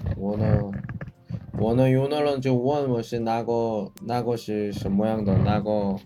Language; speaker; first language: Chinese; non-native, learner; Korean